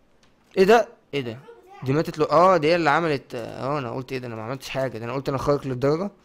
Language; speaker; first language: Arabic; native; Arabic